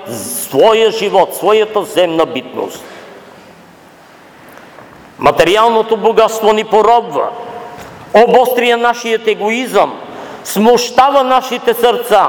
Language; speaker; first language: Bulgarian; native; Bulgarian